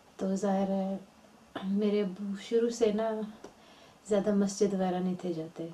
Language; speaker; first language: Urdu; non-native, local second language; Pashto